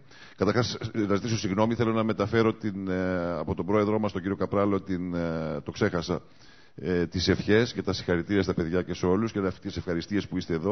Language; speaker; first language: Greek; native; Greek